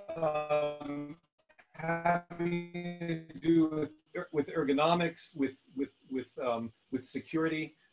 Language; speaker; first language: English; native; English